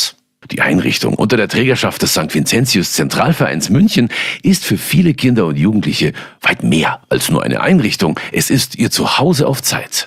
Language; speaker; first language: German; native; German